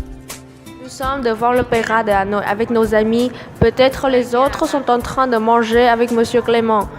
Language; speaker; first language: French; non-native, learner; Vietnamese